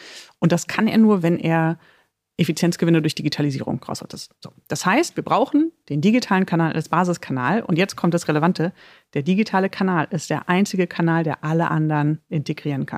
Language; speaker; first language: German; native; German